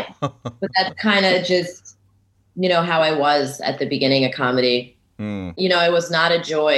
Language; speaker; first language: English; native; English